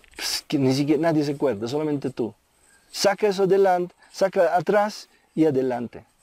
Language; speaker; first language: Spanish; non-native, fluent; Italian